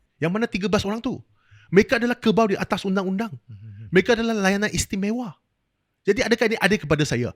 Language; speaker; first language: Malay; non-native, local second language; Chinese